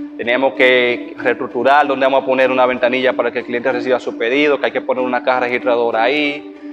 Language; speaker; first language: Spanish; native; Spanish